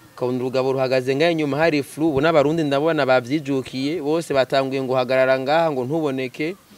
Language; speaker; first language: Rundi; native; Rundi